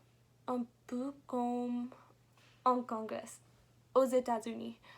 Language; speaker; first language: French; non-native, learner; English